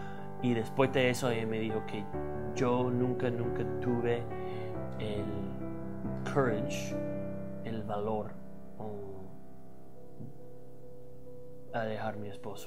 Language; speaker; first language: Spanish; non-native, fluent; English